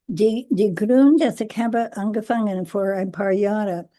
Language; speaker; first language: German; non-native, learner; English